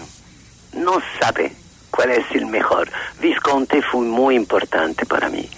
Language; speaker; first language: Spanish; non-native, learner; Italian